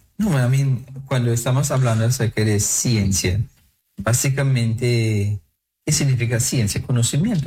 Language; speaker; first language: Spanish; non-native, fluent; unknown